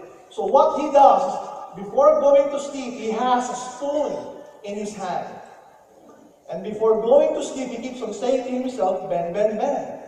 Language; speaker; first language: English; non-native, local second language; Filipino